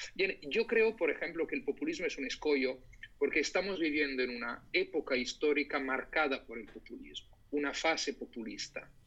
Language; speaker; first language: Spanish; non-native, fluent; Italian